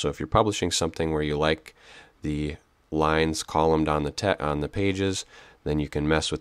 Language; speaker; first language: English; native; English